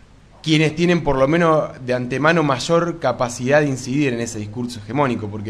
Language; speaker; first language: Spanish; native; Spanish